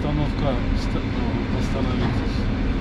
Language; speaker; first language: Russian; non-native, learner; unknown